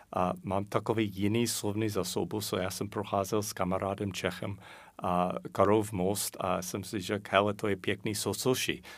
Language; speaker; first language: Czech; non-native, fluent; English